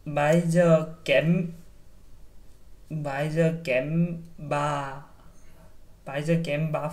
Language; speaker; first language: Vietnamese; non-native, learner; Korean